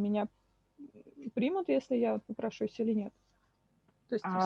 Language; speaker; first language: Russian; native; Russian